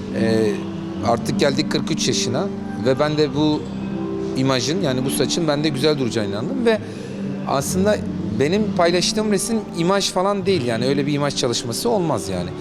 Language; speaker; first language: Turkish; native; Turkish